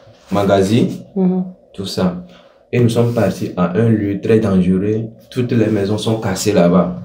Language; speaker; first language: French; non-native, local second language; Ewe